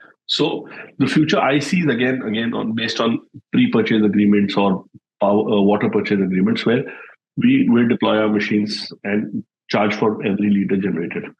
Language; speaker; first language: English; non-native, local second language; Hindi